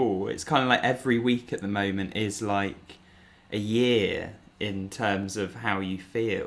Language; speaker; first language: English; native; English